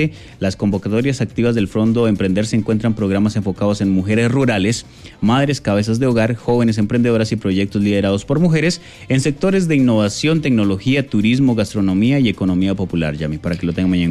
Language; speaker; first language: Spanish; native; Spanish